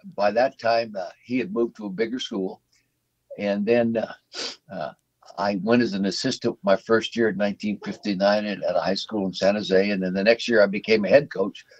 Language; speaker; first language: English; native; English